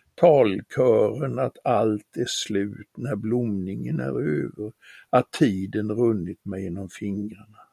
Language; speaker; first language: Swedish; native; Swedish